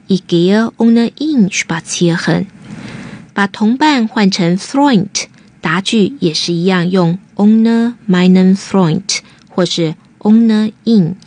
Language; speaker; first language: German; non-native, fluent; Chinese